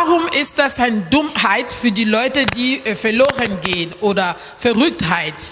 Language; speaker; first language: German; non-native, learner; French